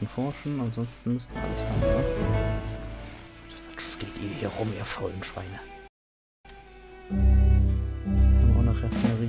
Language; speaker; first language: German; native; German